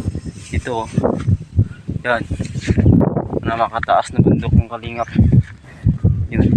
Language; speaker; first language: Filipino; non-native, local second language; Kinaray-a